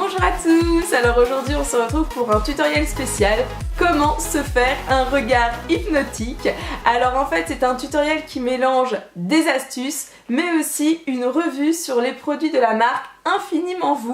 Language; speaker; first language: French; native; French